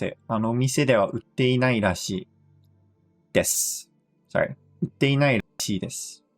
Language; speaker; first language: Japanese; non-native, fluent; English